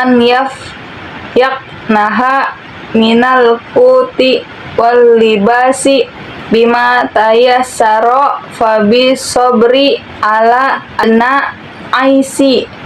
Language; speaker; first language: Arabic; non-native, learner; Indonesian